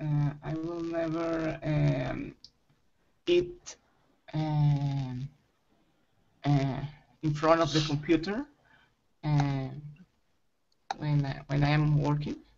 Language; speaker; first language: English; non-native, learner; Spanish